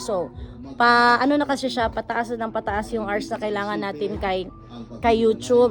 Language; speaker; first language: Filipino; non-native, local second language; Cebuano